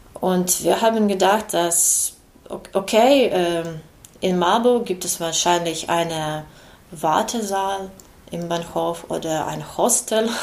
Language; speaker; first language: German; non-native, learner; Ukrainian